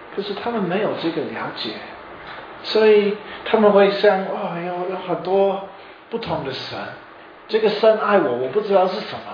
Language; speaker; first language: Chinese; non-native, fluent; English